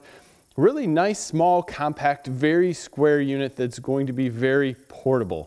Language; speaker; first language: English; native; English